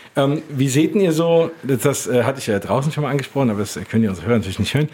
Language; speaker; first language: German; native; German